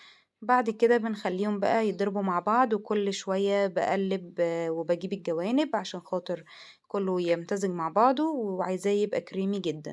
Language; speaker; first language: Arabic; native; Arabic